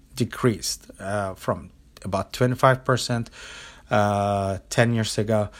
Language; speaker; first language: English; non-native, fluent; Turkish